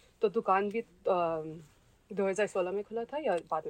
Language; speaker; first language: Hindi; early bilingual, heritage; Hindi